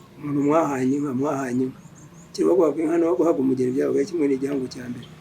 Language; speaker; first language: Kinyarwanda; native; Kinyarwanda